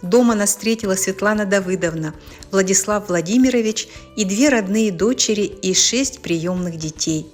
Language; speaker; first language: Russian; native; Russian